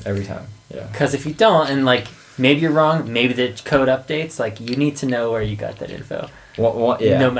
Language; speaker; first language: English; native; English